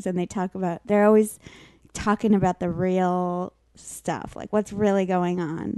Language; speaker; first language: English; native; English